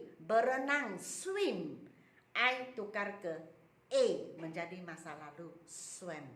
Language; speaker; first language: Malay; non-native, local second language; Chinese